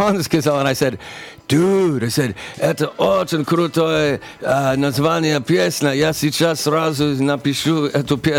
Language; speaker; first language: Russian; non-native, learner; English